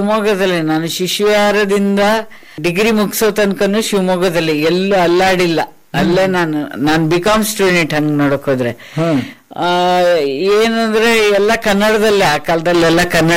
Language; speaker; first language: Kannada; non-native, local second language; Konkani